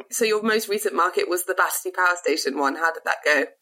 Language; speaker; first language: English; native; English